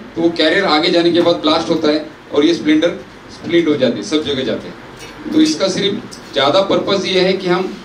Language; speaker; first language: Hindi; non-native, local second language; Marathi